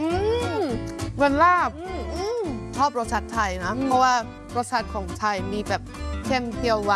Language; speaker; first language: Thai; non-native, fluent; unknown